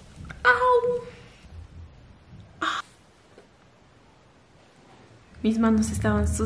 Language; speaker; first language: Spanish; native; Spanish